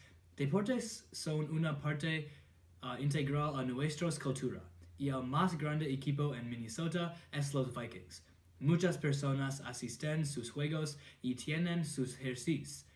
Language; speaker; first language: Spanish; non-native, learner; English